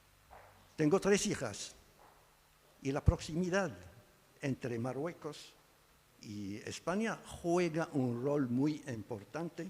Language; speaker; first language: Spanish; non-native, fluent; Arabic